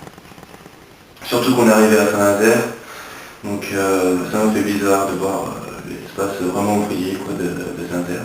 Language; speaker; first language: French; early bilingual, other home language; English